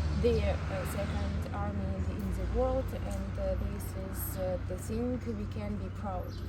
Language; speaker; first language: English; non-native, learner; Ukrainian